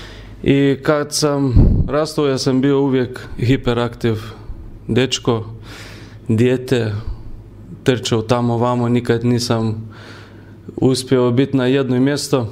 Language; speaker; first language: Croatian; non-native, learner; Lithuanian